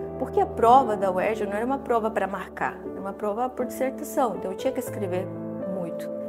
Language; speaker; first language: Portuguese; non-native, fluent; Spanish